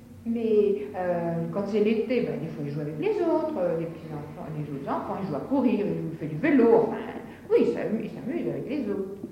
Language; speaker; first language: French; native; French